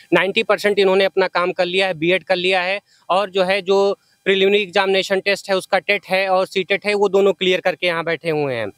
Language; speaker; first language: Hindi; native; Hindi